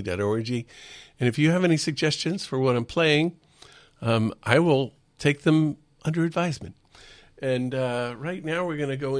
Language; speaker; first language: English; native; English